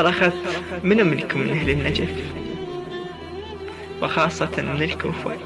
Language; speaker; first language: Arabic; native; Arabic